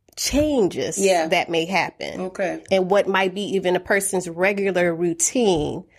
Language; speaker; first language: English; native; English